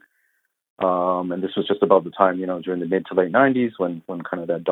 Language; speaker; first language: English; native; English